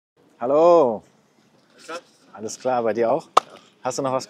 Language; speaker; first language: German; native; German